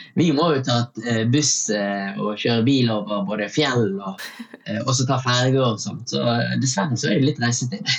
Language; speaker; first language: Norwegian; early bilingual, other home language; Tamil